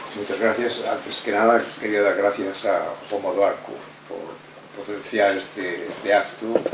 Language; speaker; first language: Spanish; non-native, local second language; Galician